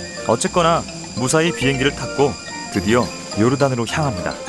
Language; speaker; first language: Korean; native; Korean